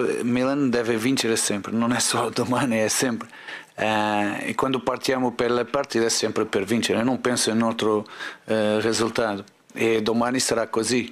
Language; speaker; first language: Italian; non-native, fluent; Portuguese